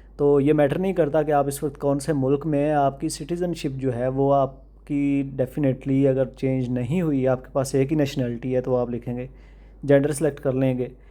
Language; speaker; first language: Urdu; non-native, local second language; Punjabi